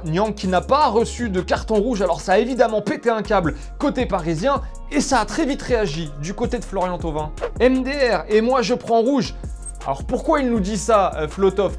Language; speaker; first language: French; native; French